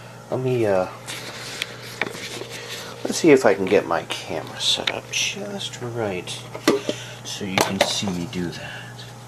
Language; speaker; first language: English; native; English